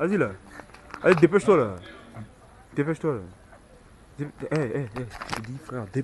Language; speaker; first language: French; native; French